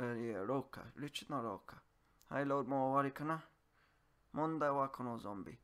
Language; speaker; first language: Japanese; non-native, learner; English